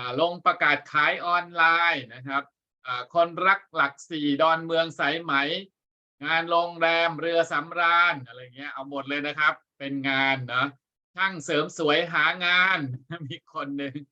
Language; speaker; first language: Thai; native; Thai